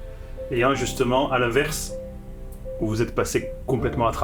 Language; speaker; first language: French; native; French